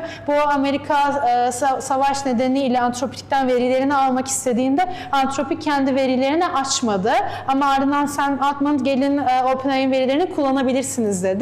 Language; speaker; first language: Turkish; native; Turkish